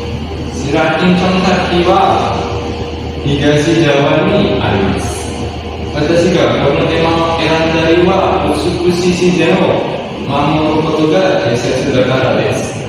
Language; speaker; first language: Japanese; non-native, learner; Indonesian